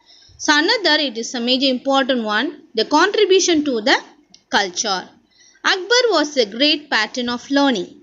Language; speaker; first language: English; non-native, local second language; Tamil